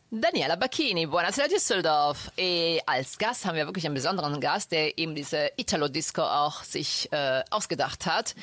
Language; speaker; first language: German; early bilingual, other home language; Italian